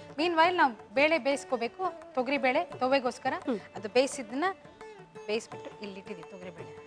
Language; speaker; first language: Kannada; native; Kannada